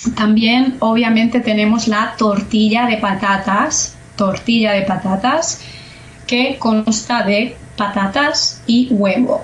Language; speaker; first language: Spanish; native; Spanish